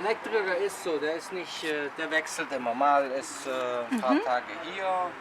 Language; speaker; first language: German; early bilingual, other home language; Italian